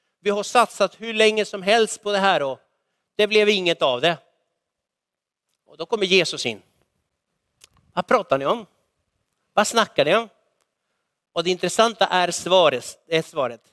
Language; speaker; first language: Swedish; non-native, fluent; Spanish